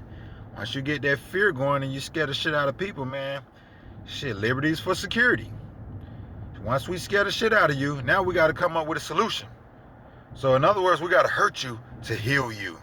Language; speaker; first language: English; native; English